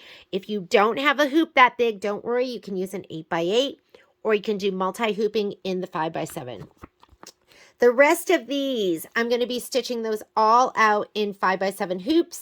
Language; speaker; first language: English; native; English